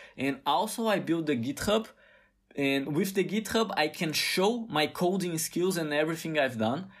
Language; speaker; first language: English; non-native, fluent; Portuguese